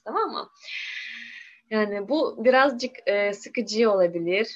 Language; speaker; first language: Turkish; non-native, learner; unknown